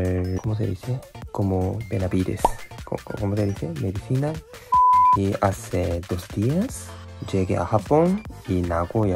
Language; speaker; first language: Spanish; non-native, learner; Japanese